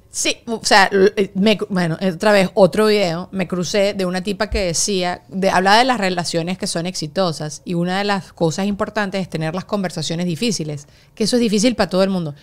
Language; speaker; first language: Spanish; native; Spanish